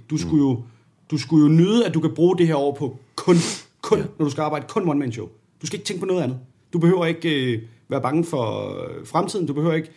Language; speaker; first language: Danish; native; Danish